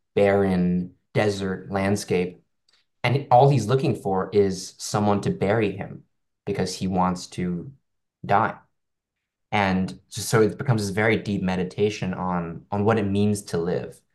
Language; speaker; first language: English; non-native, local second language; Cantonese